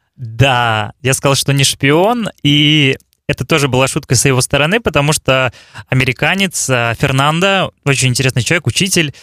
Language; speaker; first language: Russian; native; Russian